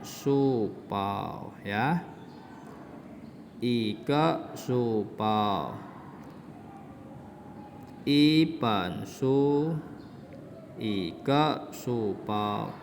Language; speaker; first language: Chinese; non-native, fluent; Indonesian